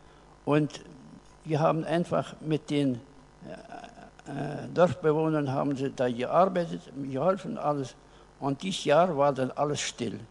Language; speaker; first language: German; early bilingual, heritage; German